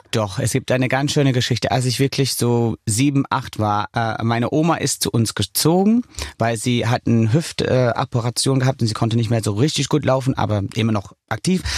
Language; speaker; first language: German; non-native, fluent; English